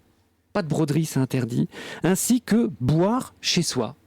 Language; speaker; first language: French; native; French